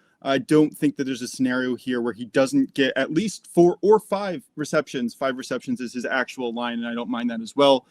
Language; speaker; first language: English; native; English